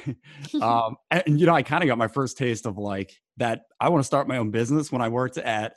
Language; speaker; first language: English; native; English